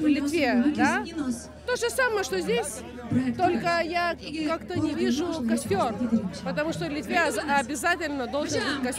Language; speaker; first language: Russian; non-native, fluent; Lithuanian